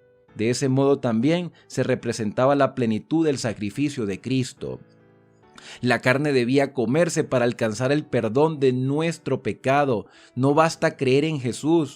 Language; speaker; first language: Spanish; native; Spanish